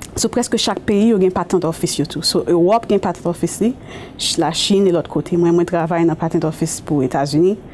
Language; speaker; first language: Haitian Creole; native; Haitian Creole